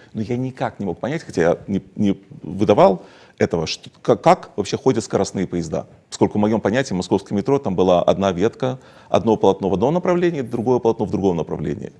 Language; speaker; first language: Russian; native; Russian